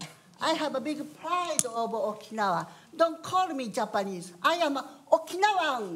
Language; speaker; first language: English; non-native, learner; Japanese